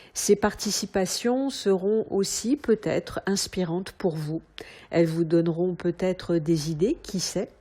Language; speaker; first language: French; native; French